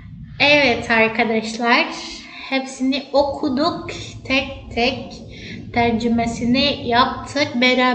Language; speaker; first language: Turkish; non-native, fluent; Indonesian